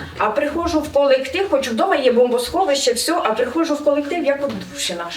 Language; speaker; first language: Ukrainian; native; Ukrainian